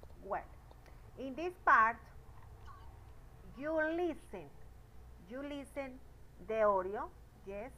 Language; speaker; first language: English; non-native, learner; Spanish